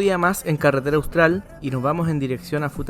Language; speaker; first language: Spanish; native; Spanish